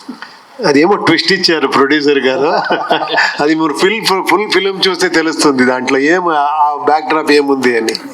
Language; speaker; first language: Telugu; non-native, local second language; Kannada